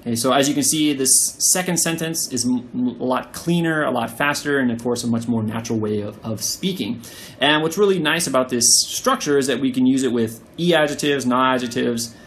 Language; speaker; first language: English; native; English